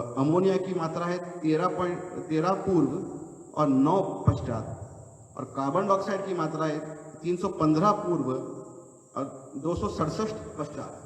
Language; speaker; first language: Hindi; non-native, local second language; Marathi